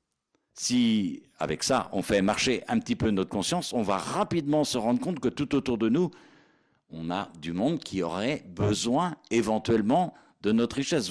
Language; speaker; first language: French; native; French